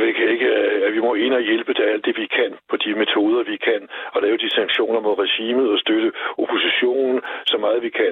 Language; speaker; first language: Danish; native; Danish